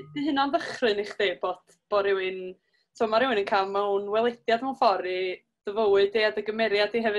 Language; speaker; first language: Welsh; native; Welsh